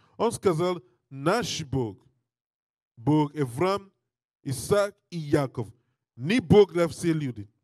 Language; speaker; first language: Russian; non-native, learner; English